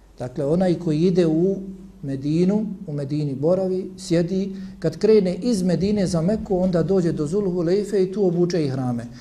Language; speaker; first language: Bosnian; native; Bosnian